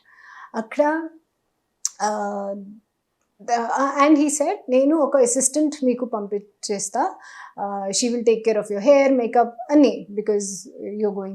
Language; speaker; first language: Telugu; non-native, local second language; Hindi